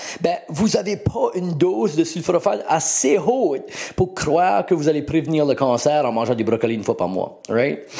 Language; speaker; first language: French; native; French